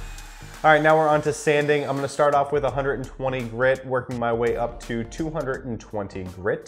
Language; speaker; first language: English; native; English